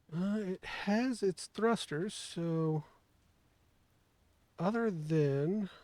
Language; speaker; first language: English; native; English